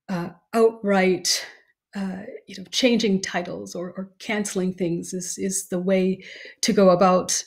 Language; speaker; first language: English; native; English